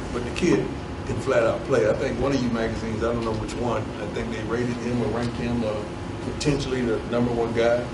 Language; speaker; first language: English; native; English